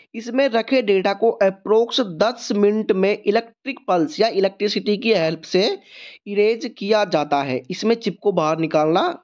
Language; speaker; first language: Hindi; native; Hindi